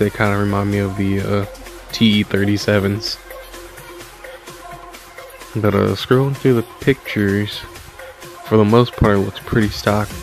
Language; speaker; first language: English; native; English